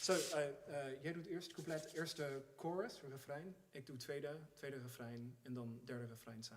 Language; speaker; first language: Dutch; non-native, fluent; English